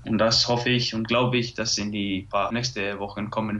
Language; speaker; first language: German; non-native, fluent; Icelandic